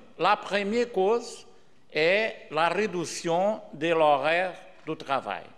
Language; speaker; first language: French; non-native, learner; Portuguese